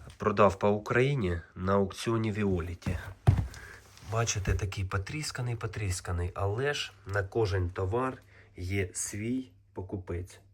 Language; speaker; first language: Ukrainian; native; Ukrainian